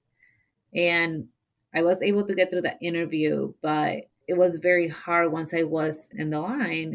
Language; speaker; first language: English; non-native, fluent; Spanish